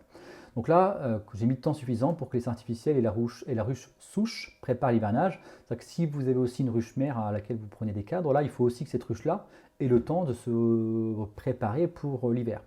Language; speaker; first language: French; native; French